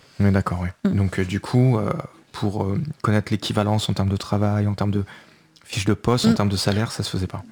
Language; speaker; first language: French; native; French